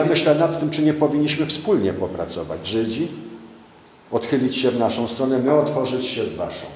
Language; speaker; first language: Polish; native; Polish